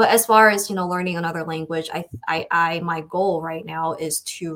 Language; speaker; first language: English; non-native, fluent; Chinese